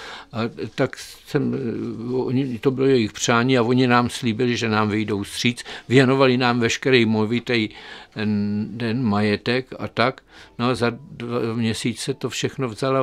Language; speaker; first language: Czech; native; Czech